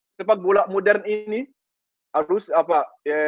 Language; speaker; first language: Indonesian; non-native, learner; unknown